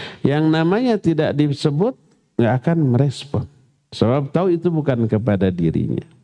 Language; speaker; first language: Malay; non-native, local second language; Sundanese